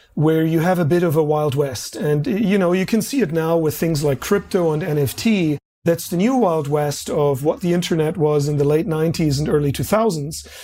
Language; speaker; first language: English; non-native, fluent; German